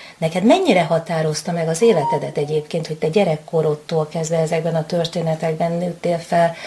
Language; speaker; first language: Hungarian; native; Hungarian